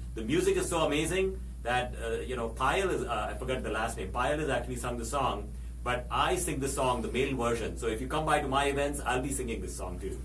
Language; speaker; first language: English; non-native, local second language; Hindi